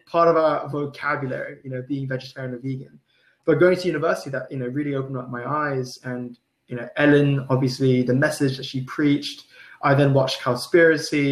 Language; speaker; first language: English; non-native, local second language; Cantonese